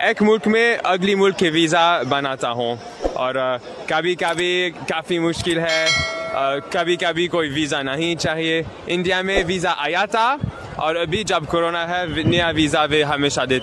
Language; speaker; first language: Hindi; non-native, learner; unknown